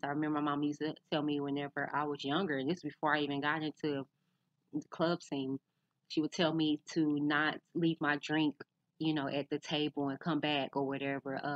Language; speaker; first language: English; native; English